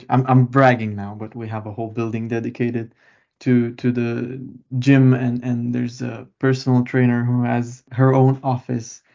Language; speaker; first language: English; non-native, fluent; Lithuanian